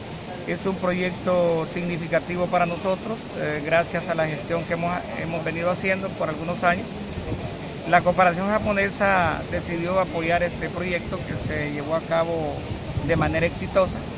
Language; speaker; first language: Spanish; native; Spanish